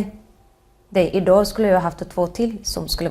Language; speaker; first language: Swedish; non-native, fluent; Somali